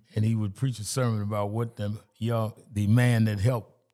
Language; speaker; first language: English; native; English